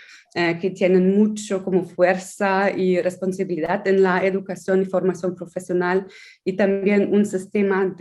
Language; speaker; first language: Spanish; non-native, fluent; German